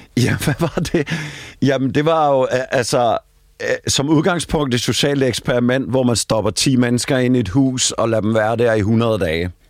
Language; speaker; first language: Danish; native; Danish